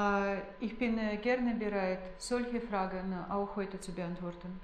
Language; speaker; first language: German; non-native, fluent; Russian